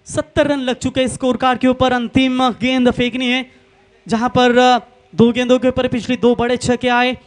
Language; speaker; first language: Hindi; non-native, local second language; Marathi